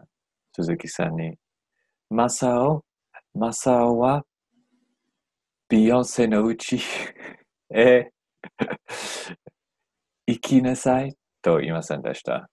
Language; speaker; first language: Japanese; non-native, learner; English